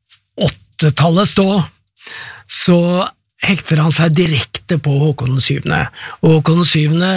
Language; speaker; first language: Norwegian; native; Norwegian